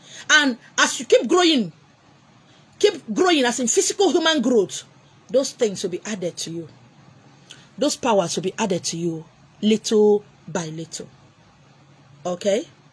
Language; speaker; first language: English; non-native, local second language; Igbo